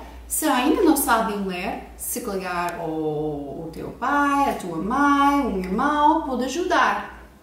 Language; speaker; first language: Portuguese; non-native, fluent; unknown